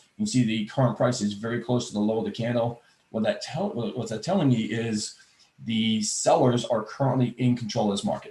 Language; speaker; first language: English; native; English